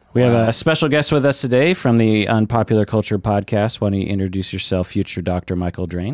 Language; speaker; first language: English; native; English